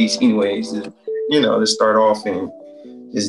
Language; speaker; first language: English; native; English